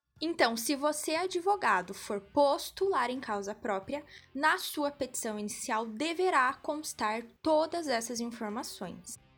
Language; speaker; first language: Portuguese; native; Portuguese